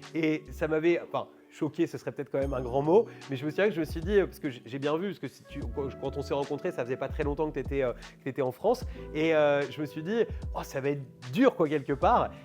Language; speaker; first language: French; native; French